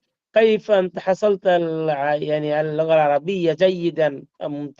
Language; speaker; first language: Arabic; non-native, learner; Bangla